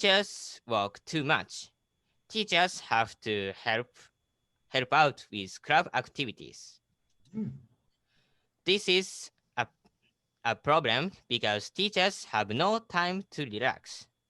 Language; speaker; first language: English; non-native, learner; Japanese